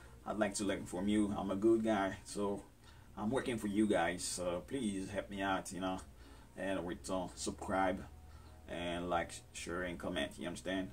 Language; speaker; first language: English; non-native, fluent; Haitian Creole